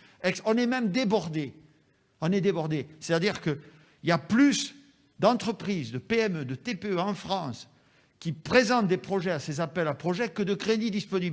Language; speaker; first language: French; native; French